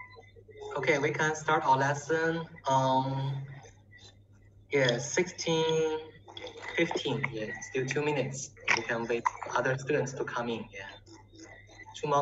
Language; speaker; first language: English; non-native, learner; Chinese